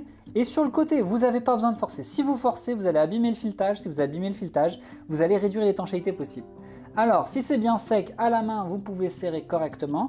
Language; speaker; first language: French; native; French